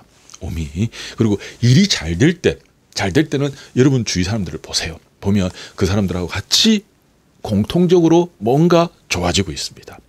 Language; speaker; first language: Korean; native; Korean